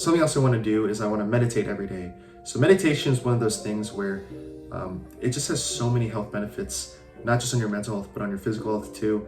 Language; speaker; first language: English; early bilingual, other home language; Chinese